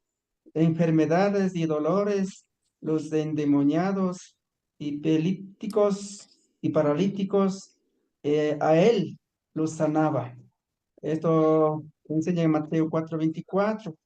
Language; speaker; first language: Spanish; non-native, local second language; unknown